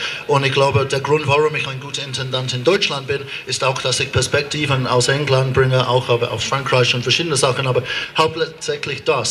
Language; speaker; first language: German; non-native, fluent; English